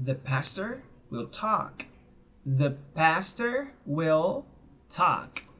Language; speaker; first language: English; non-native, fluent; Portuguese